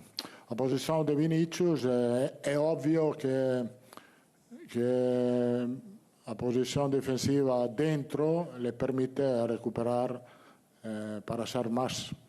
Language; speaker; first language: Portuguese; non-native, learner; Italian